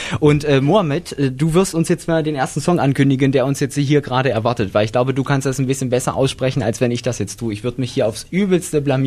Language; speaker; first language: German; native; German